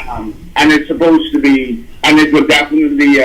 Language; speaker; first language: English; native; English